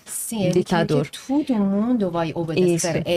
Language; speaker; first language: Portuguese; non-native, learner; Persian